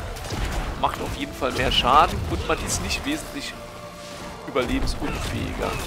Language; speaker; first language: German; native; German